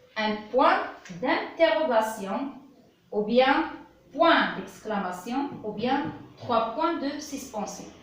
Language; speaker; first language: French; non-native, local second language; Arabic